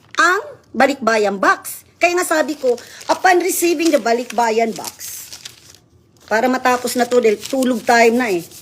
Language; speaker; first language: Filipino; non-native, local second language; Cebuano